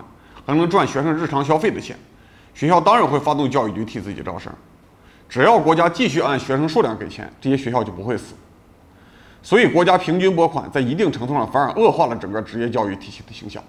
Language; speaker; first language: Chinese; native; Chinese